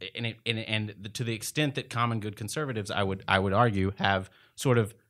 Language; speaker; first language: English; native; English